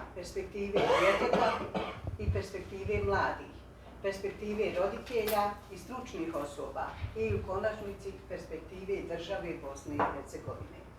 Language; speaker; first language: Bosnian; native; Bosnian